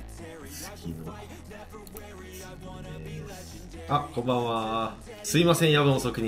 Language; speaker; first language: Japanese; native; Japanese